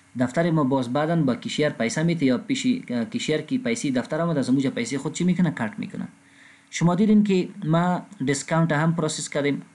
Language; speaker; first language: Persian; non-native, local second language; Pashto